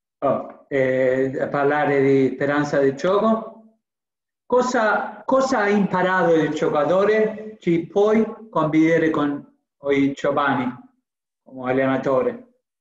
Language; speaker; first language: Italian; non-native, learner; Spanish